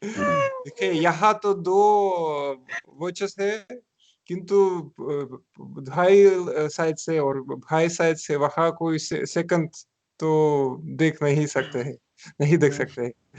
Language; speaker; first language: Hindi; non-native, learner; Russian